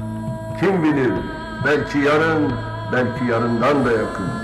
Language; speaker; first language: Turkish; native; Turkish